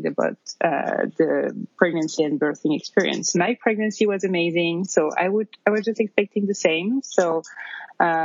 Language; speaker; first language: English; non-native, fluent; French